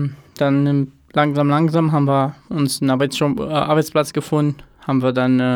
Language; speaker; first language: German; non-native, fluent; Romanian